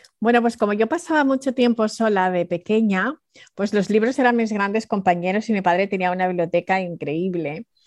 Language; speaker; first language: Spanish; early bilingual, other home language; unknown